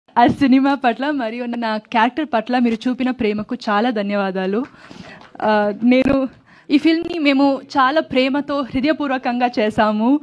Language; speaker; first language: Telugu; non-native, learner; Tamil